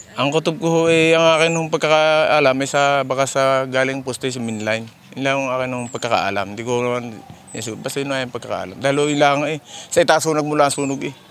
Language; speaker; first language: Filipino; native; Filipino